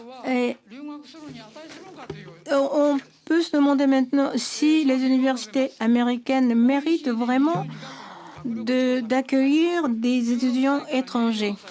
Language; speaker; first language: French; non-native, fluent; Japanese